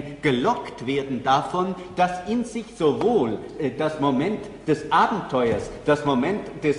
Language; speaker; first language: German; native; German